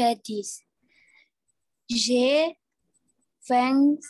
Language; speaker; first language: French; non-native, learner; Indonesian